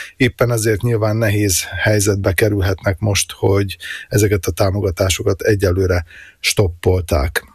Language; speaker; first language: Hungarian; native; Hungarian